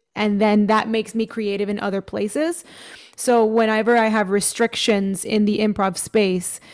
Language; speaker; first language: English; early bilingual, other home language; Spanish